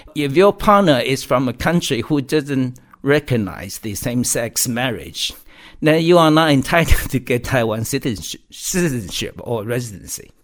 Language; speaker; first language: English; non-native, fluent; Chinese